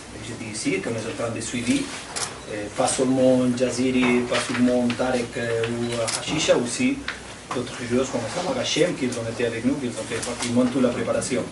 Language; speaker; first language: French; non-native, fluent; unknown